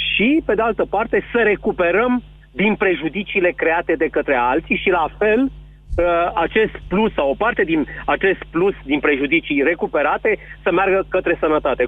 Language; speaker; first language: Romanian; native; Romanian